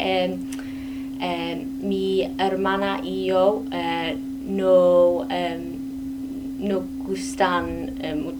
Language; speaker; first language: Spanish; non-native, learner; English